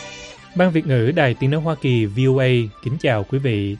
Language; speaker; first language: Vietnamese; native; Vietnamese